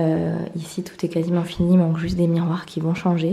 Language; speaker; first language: French; native; French